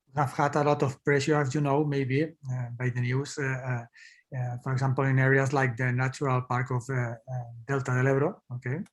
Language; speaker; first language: English; non-native, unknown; Catalan